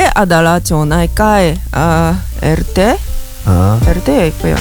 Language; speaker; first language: Indonesian; non-native, learner; Japanese